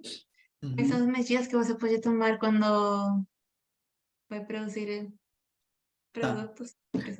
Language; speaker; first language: Portuguese; non-native, fluent; Spanish